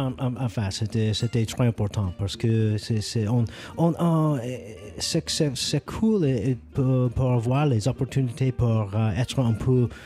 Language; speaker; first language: French; non-native, learner; English